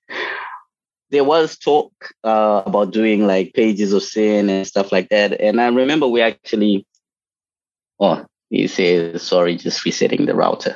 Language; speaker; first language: English; non-native, local second language; Shona